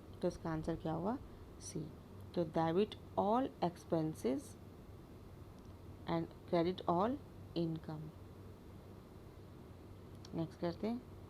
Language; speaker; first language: Hindi; native; Hindi